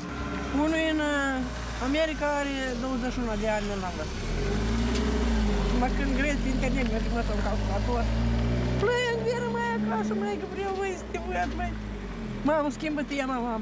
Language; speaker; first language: Romanian; native; Romanian